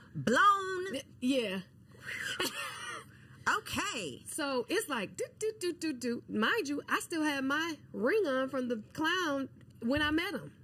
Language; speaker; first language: English; native; English